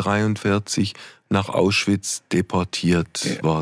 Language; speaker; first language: German; native; German